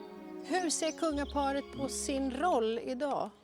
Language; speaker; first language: Swedish; native; Swedish